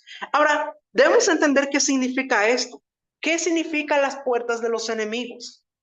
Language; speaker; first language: Spanish; native; Spanish